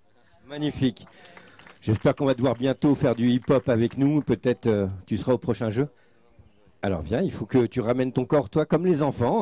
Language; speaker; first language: French; native; French